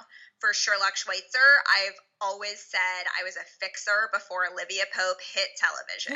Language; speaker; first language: English; native; English